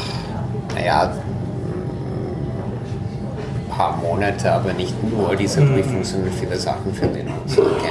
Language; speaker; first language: German; non-native, fluent; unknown